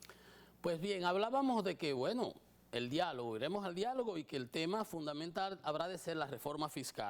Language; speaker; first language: Spanish; native; Spanish